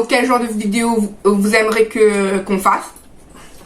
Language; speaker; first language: French; native; French